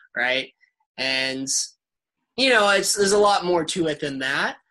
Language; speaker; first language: English; early bilingual, other home language; Urdu